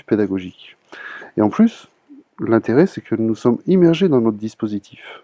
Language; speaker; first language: French; native; French